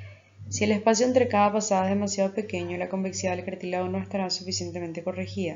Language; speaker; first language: Spanish; native; Spanish